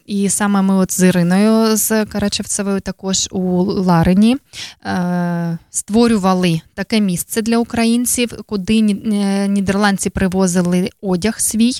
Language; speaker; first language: Ukrainian; native; Ukrainian